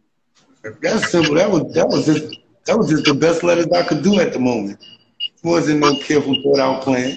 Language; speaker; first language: English; native; English